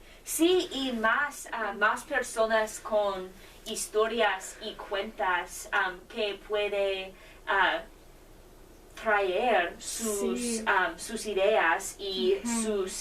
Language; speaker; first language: Spanish; non-native, learner; English